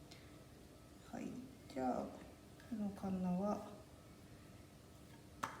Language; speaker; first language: Japanese; native; Japanese